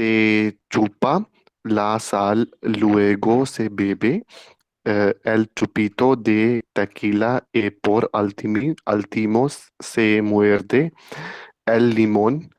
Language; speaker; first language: Spanish; non-native, learner; Hindi